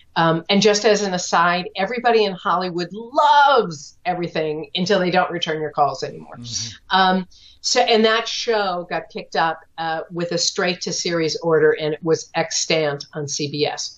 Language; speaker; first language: English; native; English